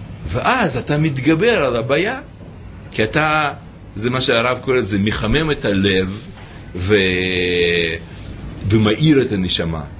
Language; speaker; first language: Hebrew; native; Hebrew